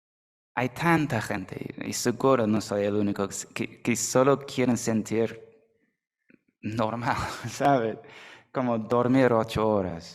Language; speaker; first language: Spanish; non-native, fluent; English